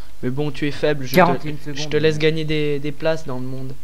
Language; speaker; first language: French; native; French